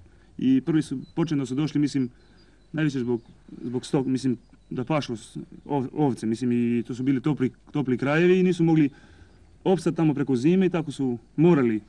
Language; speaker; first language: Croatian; non-native, local second language; Albanian